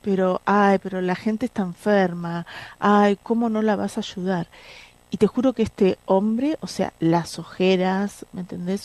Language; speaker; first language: Spanish; native; Spanish